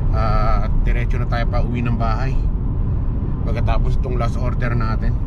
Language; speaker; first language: Filipino; native; Filipino